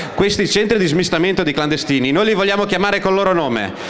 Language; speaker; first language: Italian; native; Italian